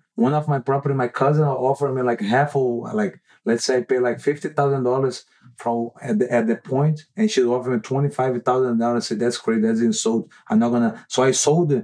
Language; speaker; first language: English; non-native, learner; Portuguese